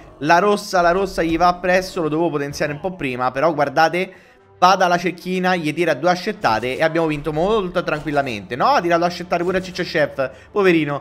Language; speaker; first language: Italian; native; Italian